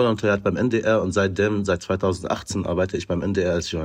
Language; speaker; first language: German; non-native, fluent; Arabic